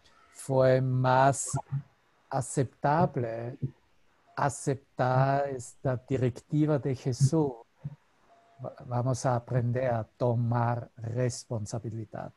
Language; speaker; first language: Spanish; non-native, fluent; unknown